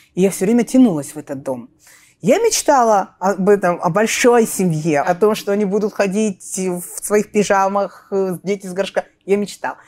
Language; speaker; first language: Russian; native; Russian